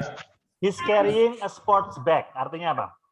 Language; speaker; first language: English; non-native, fluent; Indonesian